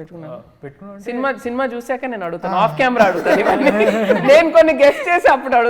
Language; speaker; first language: Telugu; native; Telugu